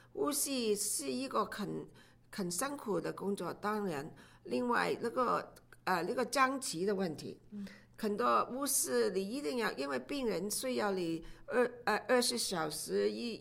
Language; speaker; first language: Chinese; non-native, local second language; Cantonese